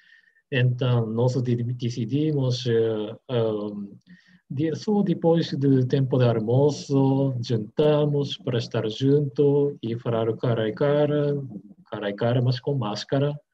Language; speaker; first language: Portuguese; non-native, learner; Japanese